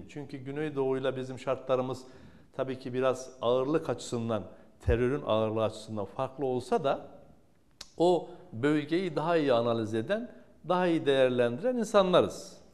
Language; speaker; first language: Turkish; native; Turkish